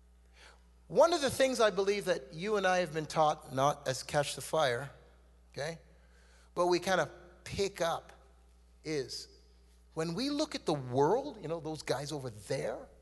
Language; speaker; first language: English; native; English